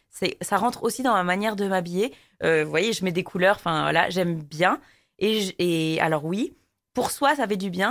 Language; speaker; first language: French; native; French